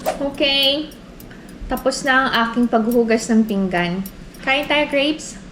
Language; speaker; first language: Filipino; native; Filipino